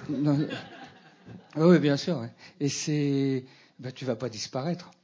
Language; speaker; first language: French; native; French